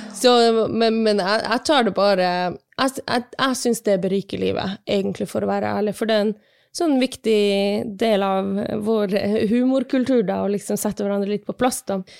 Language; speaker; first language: Norwegian; non-native, local second language; Northern Sami